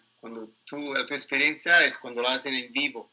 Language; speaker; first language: Spanish; non-native, learner; Italian